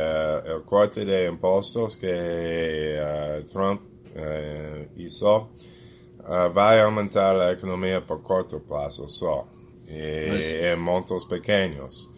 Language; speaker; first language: Portuguese; non-native, fluent; English